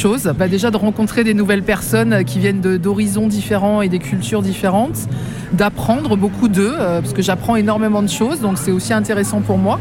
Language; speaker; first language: French; native; French